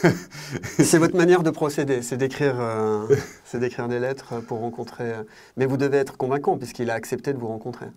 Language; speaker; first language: French; native; French